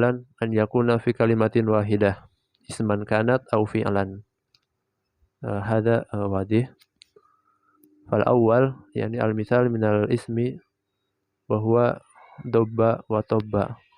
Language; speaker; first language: Arabic; non-native, learner; Indonesian